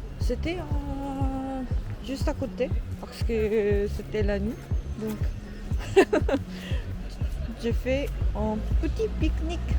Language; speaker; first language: French; non-native, learner; Korean